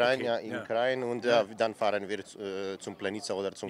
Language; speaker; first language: German; non-native, learner; Slovenian